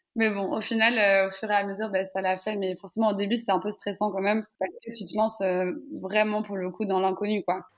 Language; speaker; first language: French; native; French